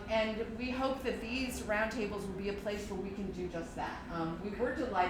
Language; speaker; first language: English; native; English